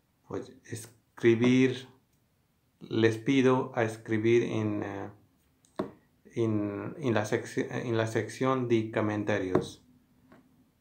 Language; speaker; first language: Spanish; non-native, learner; Hindi